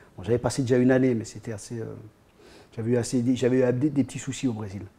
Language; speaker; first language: French; native; French